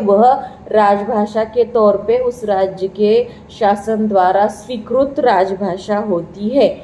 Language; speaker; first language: Hindi; non-native, local second language; Marathi